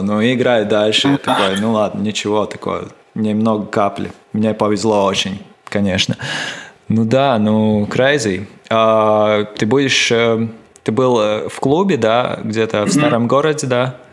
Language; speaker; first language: Russian; non-native, local second language; Latvian